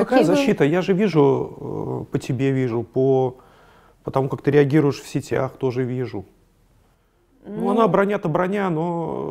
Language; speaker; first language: Russian; native; Russian